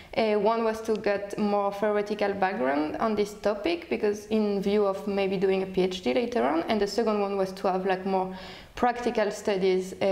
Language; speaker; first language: English; non-native, fluent; French